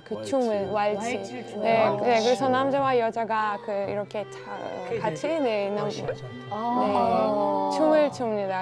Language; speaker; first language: Korean; non-native, fluent; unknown